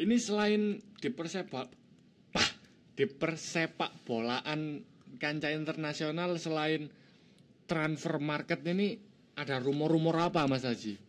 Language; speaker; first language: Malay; non-native, local second language; Javanese